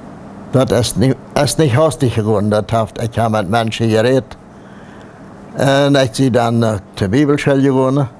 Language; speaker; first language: German; non-native, local second language; Plautdietsch